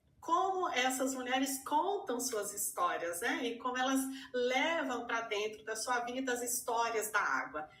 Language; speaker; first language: Portuguese; native; Portuguese